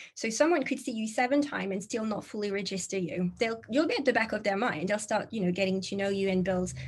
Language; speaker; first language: English; non-native, fluent; French